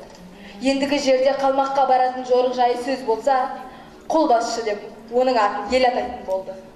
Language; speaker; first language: Kazakh; native; Kazakh